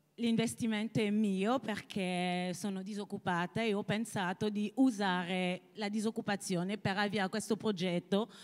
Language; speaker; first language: Italian; non-native, fluent; French